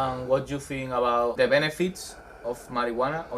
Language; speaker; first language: English; non-native, learner; Spanish